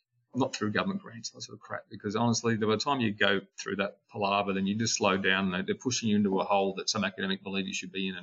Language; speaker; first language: English; native; English